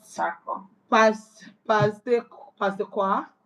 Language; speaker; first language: French; non-native, learner; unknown